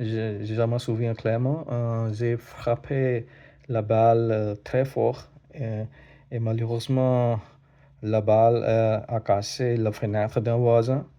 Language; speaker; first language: French; non-native, learner; Hindi